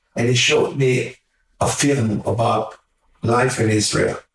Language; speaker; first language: English; non-native, fluent; Hungarian